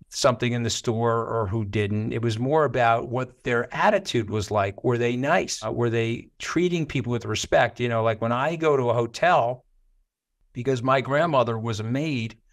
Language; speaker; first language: English; native; English